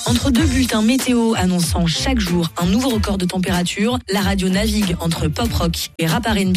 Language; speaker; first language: French; native; French